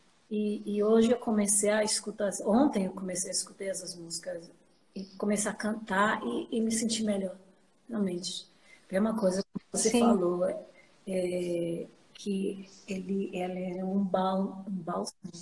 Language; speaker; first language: Portuguese; non-native, fluent; English